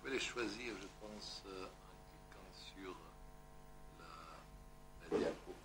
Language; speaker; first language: French; non-native, fluent; Italian